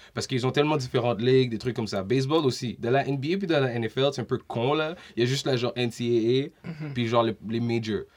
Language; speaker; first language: French; native; French